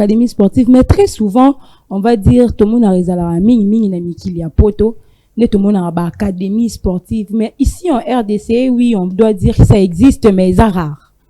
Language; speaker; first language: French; non-native, local second language; Lingala